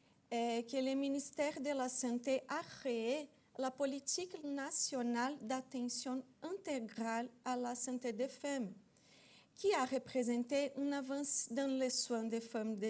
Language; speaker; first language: French; non-native, fluent; Portuguese